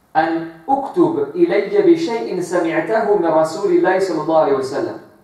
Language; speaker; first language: Arabic; non-native, fluent; English